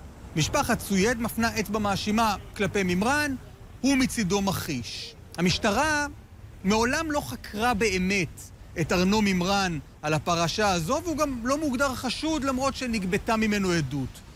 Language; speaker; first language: Hebrew; native; Hebrew